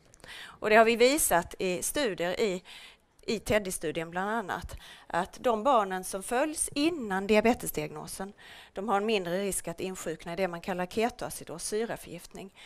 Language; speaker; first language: Swedish; native; Swedish